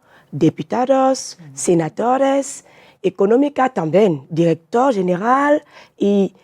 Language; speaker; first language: Portuguese; non-native, learner; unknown